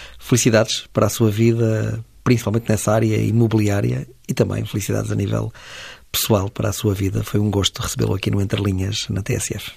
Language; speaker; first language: Portuguese; native; Portuguese